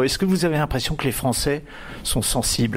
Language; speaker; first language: French; native; French